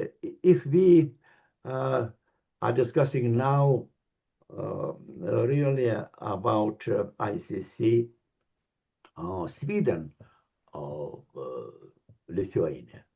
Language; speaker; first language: English; non-native, learner; Lithuanian